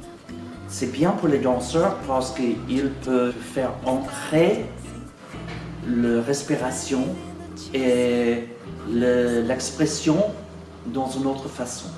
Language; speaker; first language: French; non-native, fluent; English